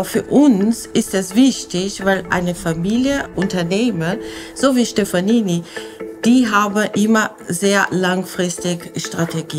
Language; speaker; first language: German; non-native, fluent; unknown